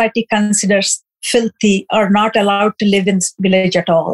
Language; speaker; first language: English; non-native, local second language; Telugu